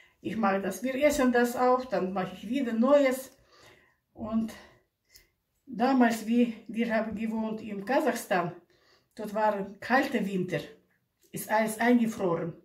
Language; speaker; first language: German; non-native, local second language; Russian